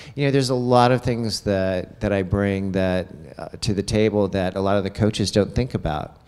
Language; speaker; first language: English; native; English